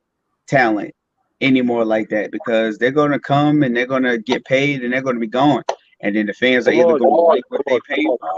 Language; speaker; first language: English; native; English